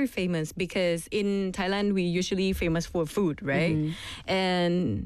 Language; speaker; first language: English; non-native, fluent; Thai